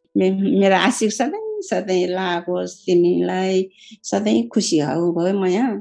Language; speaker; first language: Nepali; non-native, local second language; Gurung